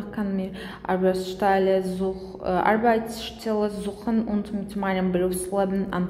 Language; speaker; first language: German; non-native, fluent; Azerbaijani